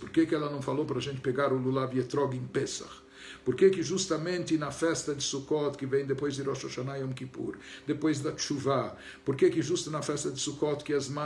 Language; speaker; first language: Portuguese; native; Portuguese